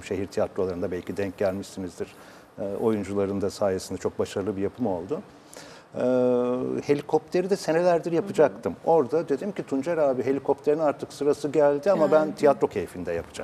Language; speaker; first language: Turkish; native; Turkish